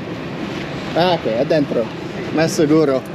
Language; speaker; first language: Spanish; non-native, learner; English